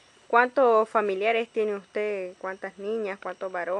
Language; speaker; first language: Spanish; native; Spanish